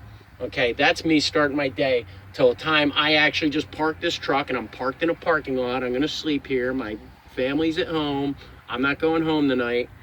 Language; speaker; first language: English; native; English